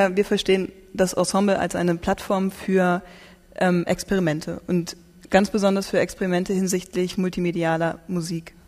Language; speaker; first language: German; native; German